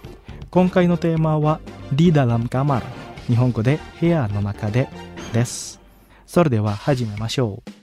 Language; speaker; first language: Japanese; non-native, fluent; Indonesian